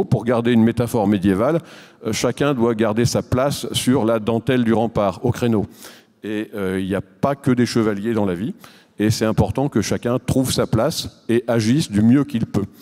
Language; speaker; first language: French; native; French